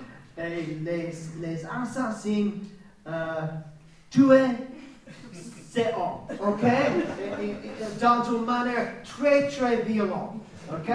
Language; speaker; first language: French; non-native, learner; English